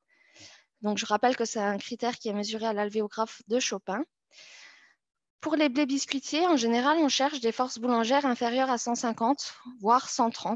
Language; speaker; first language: French; native; French